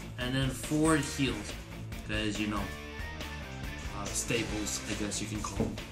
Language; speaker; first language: English; native; English